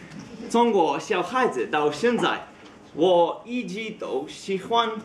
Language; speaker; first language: Chinese; non-native, learner; Hebrew